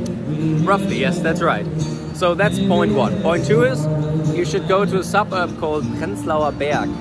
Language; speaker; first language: English; non-native, fluent; German